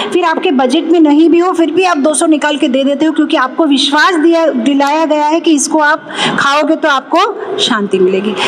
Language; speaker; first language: Hindi; non-native, local second language; Telugu